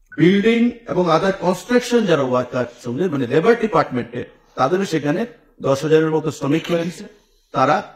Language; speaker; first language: Bangla; native; Bangla